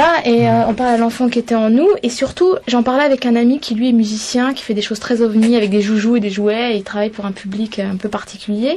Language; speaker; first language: French; native; French